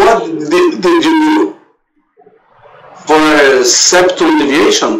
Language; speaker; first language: English; non-native, learner; Portuguese